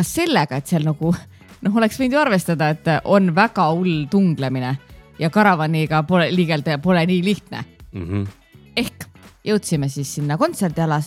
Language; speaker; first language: Estonian; native; Estonian